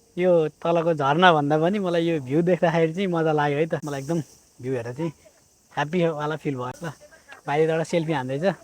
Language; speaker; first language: Nepali; native; Nepali